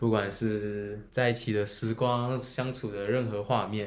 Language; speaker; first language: Chinese; native; Chinese